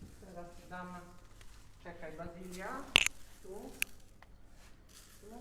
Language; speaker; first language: Polish; non-native, fluent; Italian